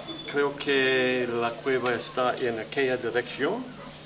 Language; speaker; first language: Spanish; non-native, learner; English